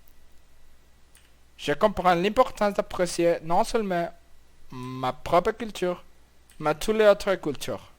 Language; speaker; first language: French; non-native, learner; Spanish